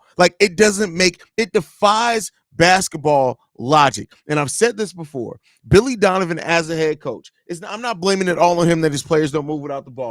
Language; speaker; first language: English; native; English